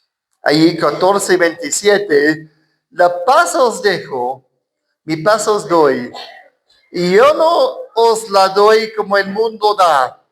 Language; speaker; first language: Spanish; non-native, fluent; English